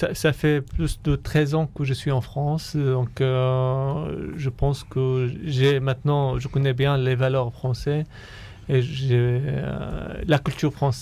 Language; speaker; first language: French; non-native, fluent; Arabic